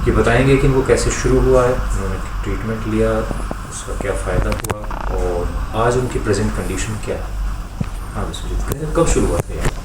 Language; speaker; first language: Hindi; native; Hindi